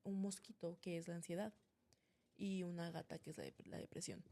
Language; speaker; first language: Spanish; early bilingual, heritage; Spanish